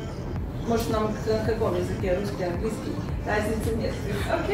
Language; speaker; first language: Russian; native; Russian